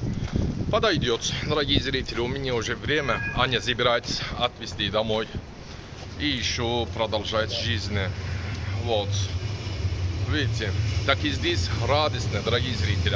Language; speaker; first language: Russian; non-native, learner; Turkish